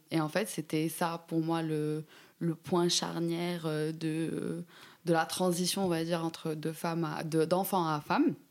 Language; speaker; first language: French; non-native, local second language; Arabic